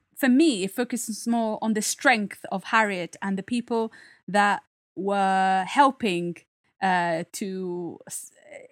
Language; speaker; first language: English; non-native, fluent; Italian